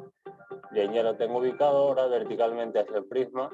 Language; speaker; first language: Spanish; native; Spanish